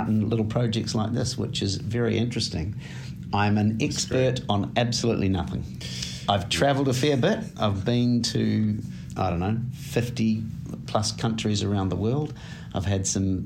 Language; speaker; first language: English; native; English